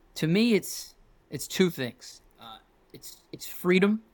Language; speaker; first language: English; native; English